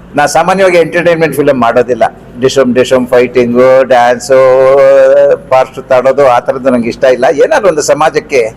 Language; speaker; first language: Kannada; non-native, local second language; Konkani